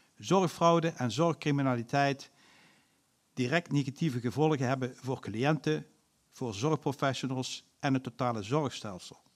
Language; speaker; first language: Dutch; native; Dutch